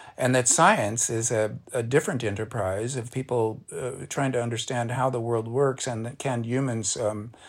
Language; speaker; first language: English; native; English